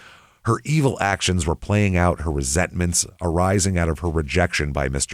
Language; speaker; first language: English; native; English